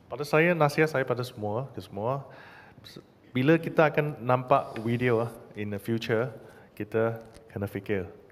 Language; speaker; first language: Malay; non-native, local second language; Chinese